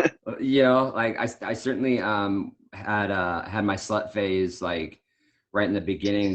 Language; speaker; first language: English; native; English